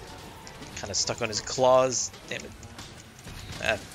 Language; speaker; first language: English; native; English